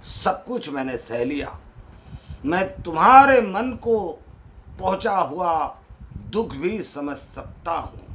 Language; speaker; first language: Hindi; non-native, local second language; Marathi